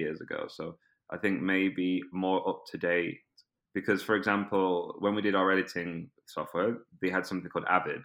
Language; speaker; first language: English; native; English